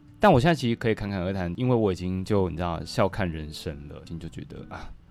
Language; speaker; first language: Chinese; native; Chinese